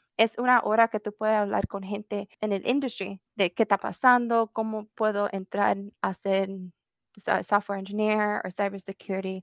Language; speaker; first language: Spanish; early bilingual, heritage; Spanish